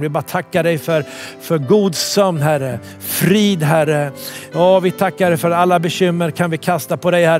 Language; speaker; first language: Swedish; native; Swedish